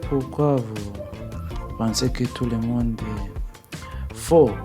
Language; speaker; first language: French; non-native, learner; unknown